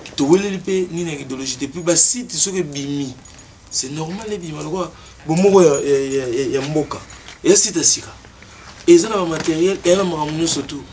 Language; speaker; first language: Lingala; native; Lingala